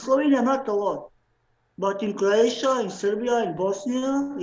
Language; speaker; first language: English; non-native, learner; Slovenian